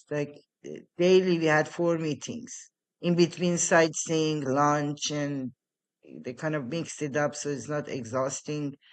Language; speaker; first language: English; non-native, fluent; Persian